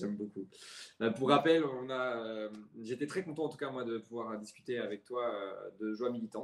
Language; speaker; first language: French; native; French